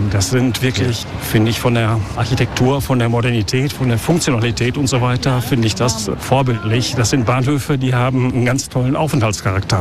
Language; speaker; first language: German; native; German